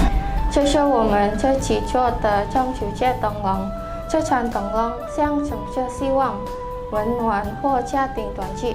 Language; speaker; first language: Chinese; non-native, learner; Indonesian